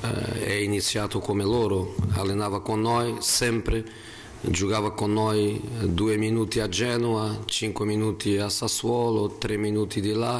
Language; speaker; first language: Italian; non-native, fluent; Portuguese